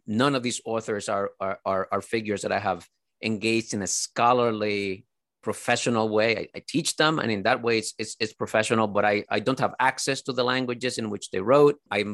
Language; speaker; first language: English; early bilingual, other home language; Spanish